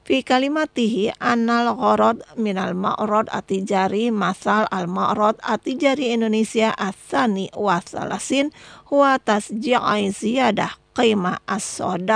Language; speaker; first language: Arabic; non-native, fluent; Indonesian